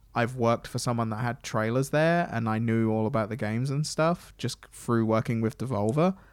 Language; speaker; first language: English; native; English